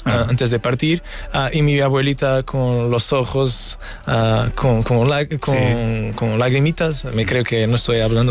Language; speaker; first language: Spanish; non-native, fluent; Portuguese